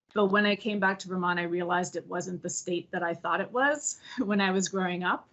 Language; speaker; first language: English; native; English